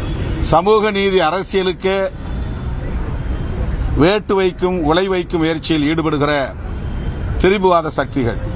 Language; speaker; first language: Tamil; native; Tamil